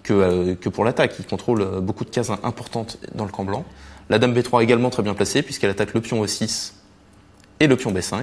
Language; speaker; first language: French; native; French